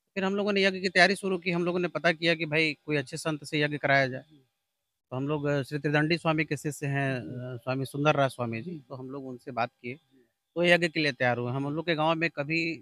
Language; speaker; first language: Hindi; native; Hindi